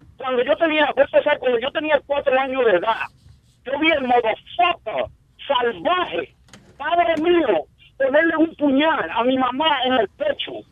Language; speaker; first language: Spanish; native; Spanish